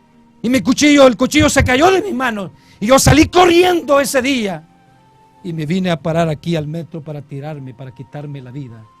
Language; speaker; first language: Spanish; native; Spanish